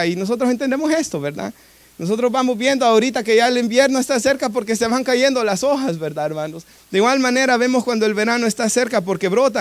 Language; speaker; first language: Spanish; native; Spanish